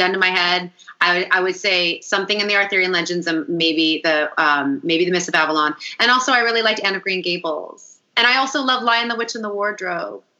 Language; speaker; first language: English; early bilingual, other home language; Italian